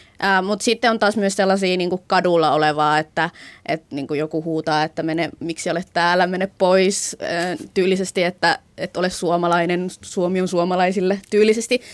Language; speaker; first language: Finnish; native; Finnish